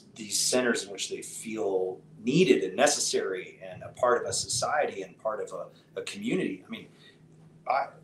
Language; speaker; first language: English; native; English